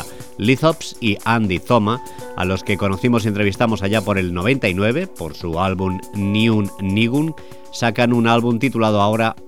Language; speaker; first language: Spanish; native; Spanish